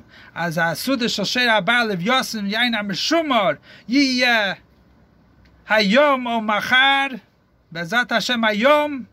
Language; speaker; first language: Hebrew; non-native, fluent; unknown